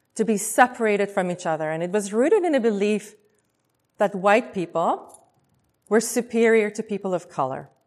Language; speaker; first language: English; non-native, local second language; Afrikaans